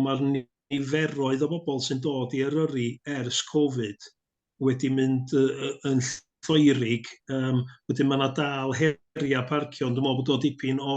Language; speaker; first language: Welsh; native; Welsh